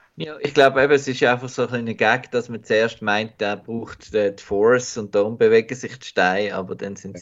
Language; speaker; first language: German; native; German